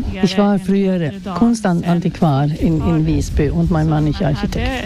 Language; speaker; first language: German; non-native, fluent; Swedish